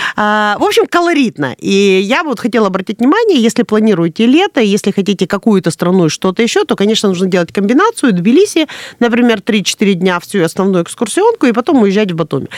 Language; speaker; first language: Russian; native; Russian